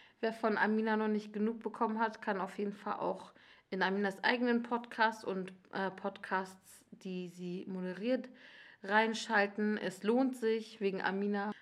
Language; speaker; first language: German; early bilingual, other home language; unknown